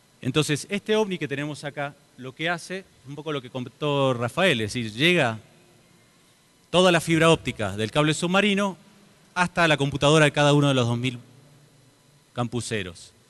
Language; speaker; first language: Spanish; native; Spanish